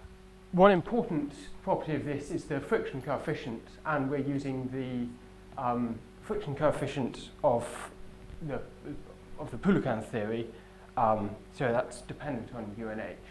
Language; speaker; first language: English; native; English